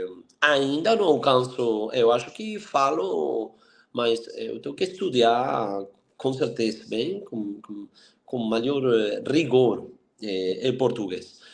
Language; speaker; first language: Portuguese; non-native, fluent; Spanish